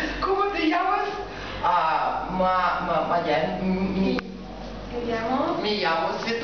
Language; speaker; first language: Spanish; non-native, learner; Russian